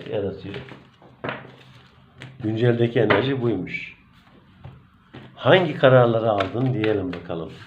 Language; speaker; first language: Turkish; native; Turkish